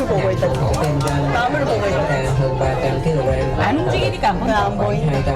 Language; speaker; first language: Korean; non-native, learner; Japanese